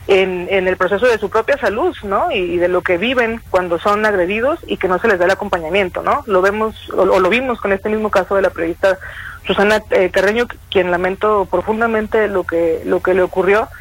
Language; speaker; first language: Spanish; native; Spanish